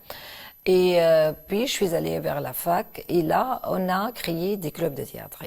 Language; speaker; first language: French; non-native, local second language; Arabic